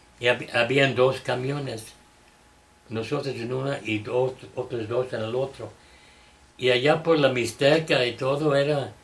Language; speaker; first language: Spanish; non-native, fluent; English